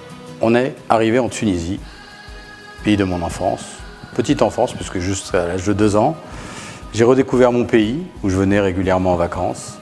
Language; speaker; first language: French; early bilingual, other home language; Arabic